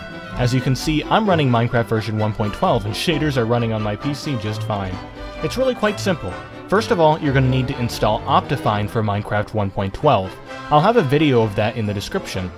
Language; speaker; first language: English; native; English